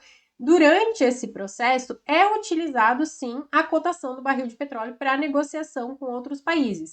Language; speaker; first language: Portuguese; native; Portuguese